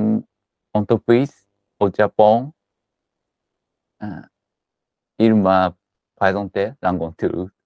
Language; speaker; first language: French; non-native, learner; Japanese